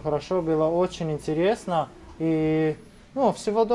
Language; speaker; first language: Russian; non-native, learner; Italian